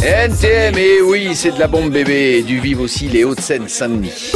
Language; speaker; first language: French; native; French